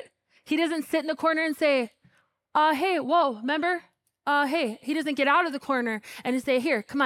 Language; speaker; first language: English; native; English